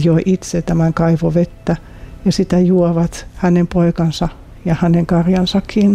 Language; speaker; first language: Finnish; non-native, fluent; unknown